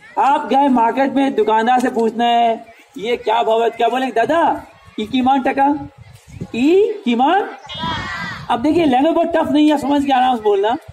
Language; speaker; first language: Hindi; native; Hindi